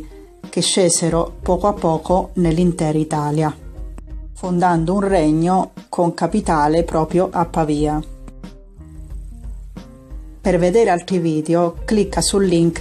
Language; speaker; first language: Italian; native; Italian